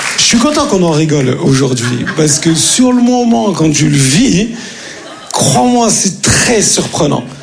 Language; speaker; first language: French; native; French